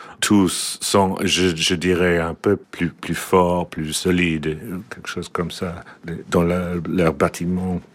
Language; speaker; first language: French; non-native, learner; English